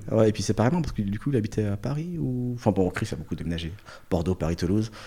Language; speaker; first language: French; early bilingual, other home language; Portuguese